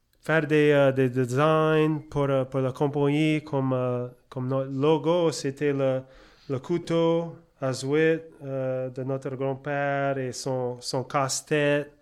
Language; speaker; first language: French; early bilingual, heritage; French